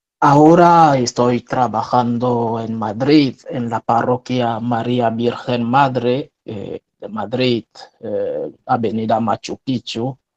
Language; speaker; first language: Spanish; non-native, fluent; French